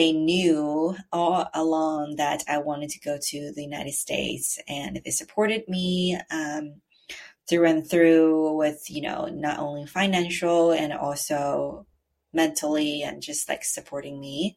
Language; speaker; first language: English; non-native, fluent; Chinese